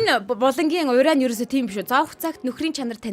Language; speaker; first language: Mongolian; native; Mongolian